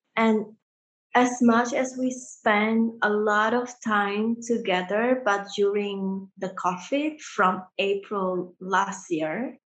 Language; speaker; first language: English; early bilingual, heritage; Indonesian